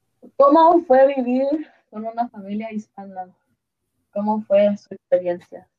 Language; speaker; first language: Spanish; early bilingual, heritage; Spanish